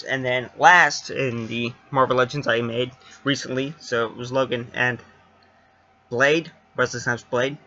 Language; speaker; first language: English; native; English